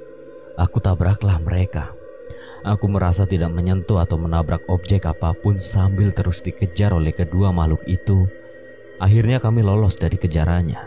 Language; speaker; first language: Indonesian; native; Indonesian